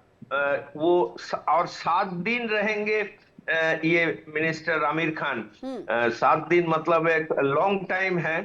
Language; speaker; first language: Hindi; non-native, local second language; Bangla